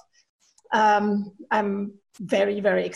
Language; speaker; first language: English; non-native, fluent; German